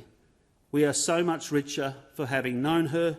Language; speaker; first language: English; native; English